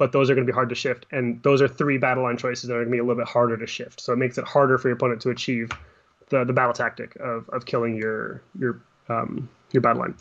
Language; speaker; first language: English; native; English